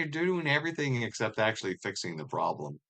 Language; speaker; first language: English; native; English